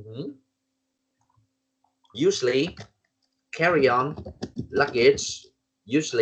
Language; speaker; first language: English; non-native, learner; Vietnamese